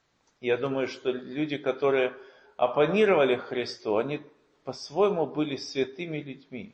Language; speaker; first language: Russian; native; Russian